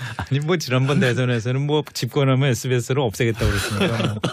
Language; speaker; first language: Korean; native; Korean